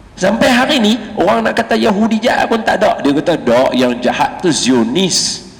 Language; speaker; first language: Malay; native; Malay